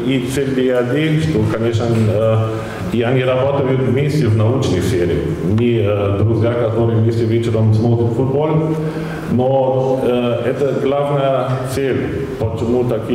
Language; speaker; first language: Russian; non-native, fluent; German